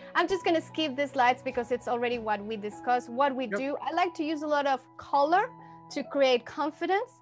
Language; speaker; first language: English; non-native, fluent; Spanish